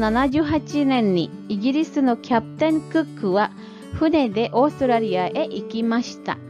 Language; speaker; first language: Japanese; non-native, fluent; Indonesian